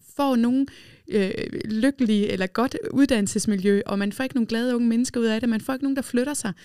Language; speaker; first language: Danish; native; Danish